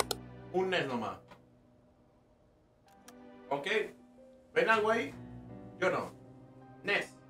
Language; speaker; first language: Spanish; native; Spanish